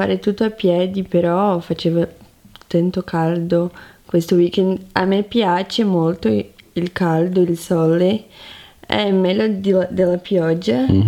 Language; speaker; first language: Italian; non-native, fluent; Portuguese